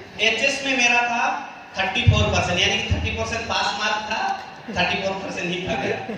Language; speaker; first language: Hindi; non-native, local second language; Nepali